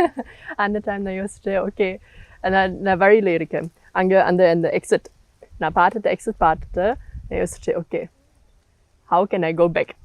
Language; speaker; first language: Tamil; non-native, learner; German